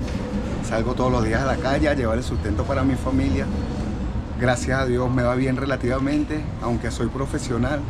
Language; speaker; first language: Spanish; native; Spanish